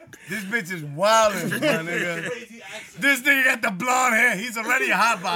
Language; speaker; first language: English; native; English